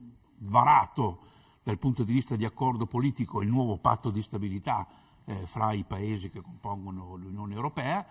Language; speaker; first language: Italian; native; Italian